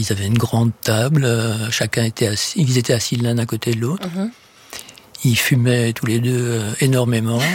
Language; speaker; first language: French; native; French